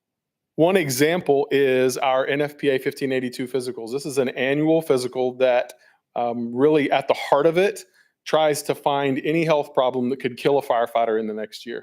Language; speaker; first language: English; native; English